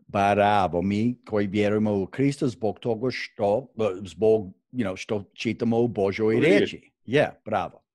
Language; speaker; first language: Croatian; non-native, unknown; English